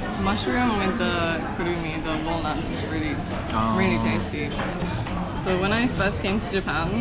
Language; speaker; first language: English; native; English